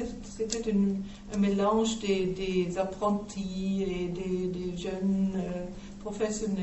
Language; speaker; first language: French; non-native, fluent; German